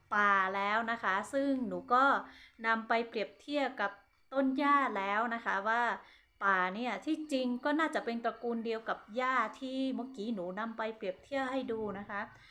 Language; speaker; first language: Thai; non-native, local second language; Hmong